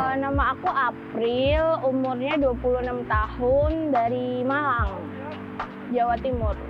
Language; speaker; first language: Indonesian; native; Indonesian